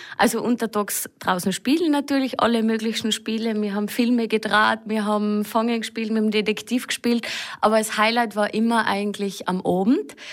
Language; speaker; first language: German; native; German